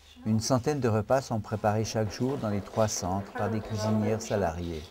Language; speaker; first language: French; native; French